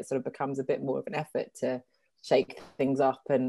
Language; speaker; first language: English; native; English